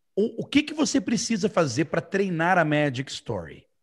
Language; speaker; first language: Portuguese; native; Portuguese